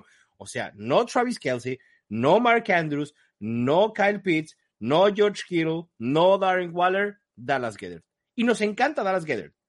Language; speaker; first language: Spanish; native; Spanish